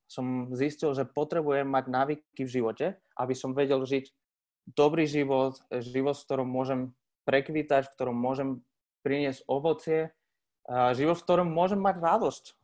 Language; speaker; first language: Slovak; non-native, fluent; Spanish